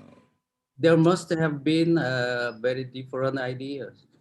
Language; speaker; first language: English; non-native, fluent; Korean